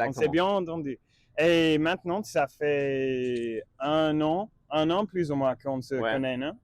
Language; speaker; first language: French; non-native, learner; English